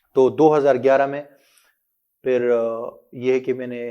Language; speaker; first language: Urdu; non-native, local second language; Pashto